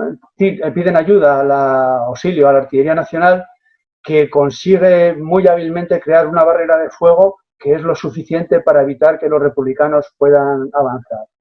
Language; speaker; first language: Spanish; native; Spanish